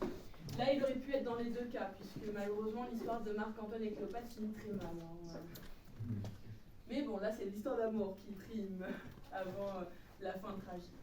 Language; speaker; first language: French; native; French